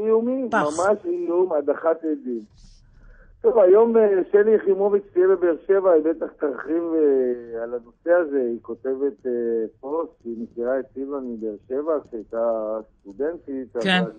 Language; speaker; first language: Hebrew; native; Hebrew